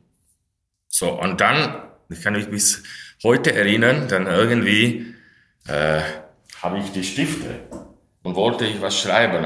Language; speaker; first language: German; non-native, fluent; Slovak